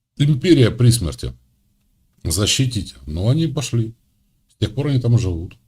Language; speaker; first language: Russian; native; Russian